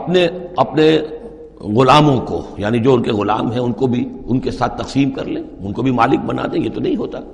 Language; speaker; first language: Urdu; native; Urdu